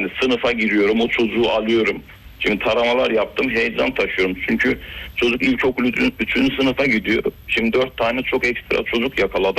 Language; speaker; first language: Turkish; native; Turkish